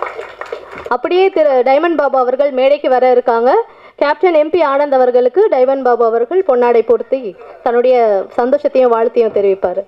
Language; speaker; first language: Tamil; native; Tamil